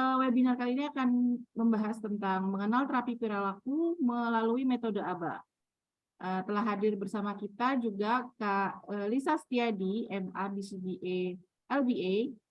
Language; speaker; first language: Indonesian; native; Indonesian